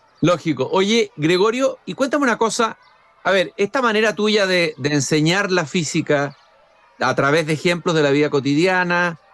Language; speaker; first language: Spanish; native; Spanish